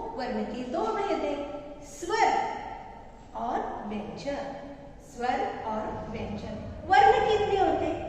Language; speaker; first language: Hindi; non-native, local second language; Marathi